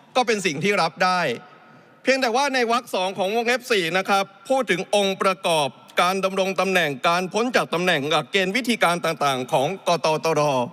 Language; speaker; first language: Thai; native; Thai